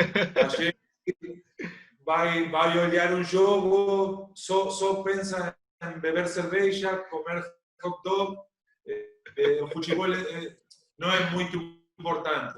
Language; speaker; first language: Portuguese; non-native, learner; Spanish